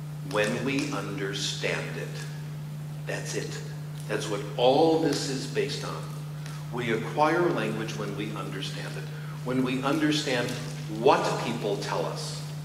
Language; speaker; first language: English; native; English